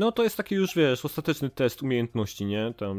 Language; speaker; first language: Polish; native; Polish